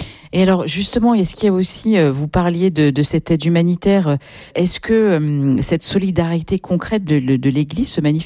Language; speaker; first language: French; native; French